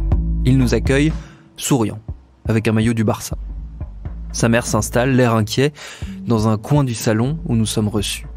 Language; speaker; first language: French; native; French